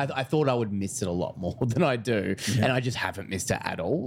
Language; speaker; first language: English; native; English